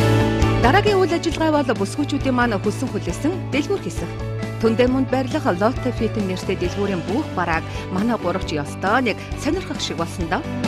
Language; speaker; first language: Mongolian; native; Mongolian